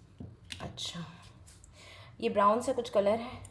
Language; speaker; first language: Hindi; native; Hindi